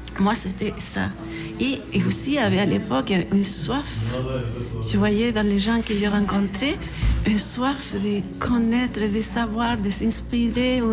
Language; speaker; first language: French; non-native, fluent; Spanish